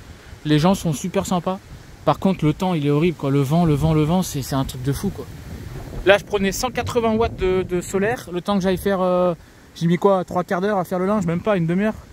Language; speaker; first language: French; native; French